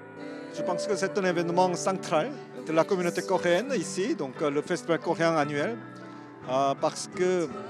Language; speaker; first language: French; non-native, fluent; Korean